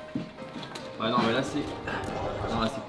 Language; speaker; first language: French; native; French